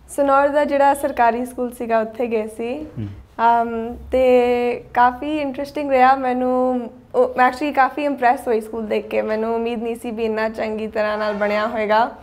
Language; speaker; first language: Punjabi; early bilingual, heritage; Punjabi